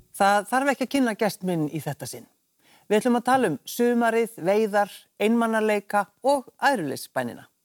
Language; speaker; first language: Icelandic; native; Icelandic